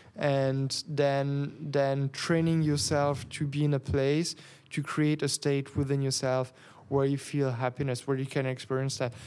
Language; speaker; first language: English; non-native, fluent; French